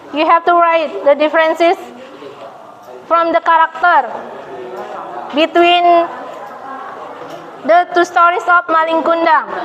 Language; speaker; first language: English; non-native, fluent; Indonesian